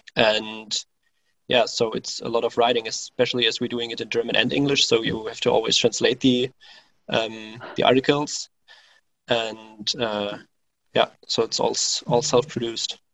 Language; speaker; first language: English; non-native, fluent; German